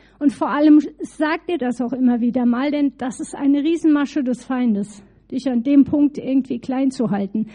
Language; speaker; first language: German; native; German